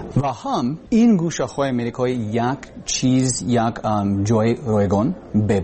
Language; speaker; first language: Persian; non-native, learner; English